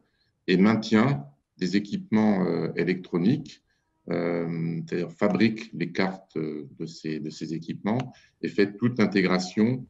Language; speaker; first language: French; native; French